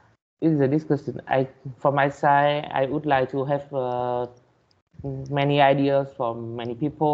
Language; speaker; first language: English; non-native, learner; Vietnamese